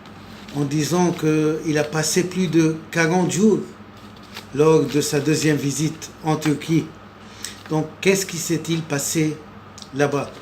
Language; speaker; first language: French; non-native, local second language; Arabic